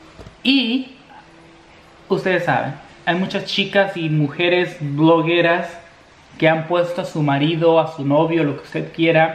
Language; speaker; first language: Spanish; native; Spanish